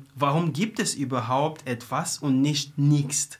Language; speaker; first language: German; non-native, fluent; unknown